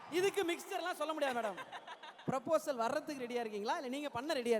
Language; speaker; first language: Tamil; native; Tamil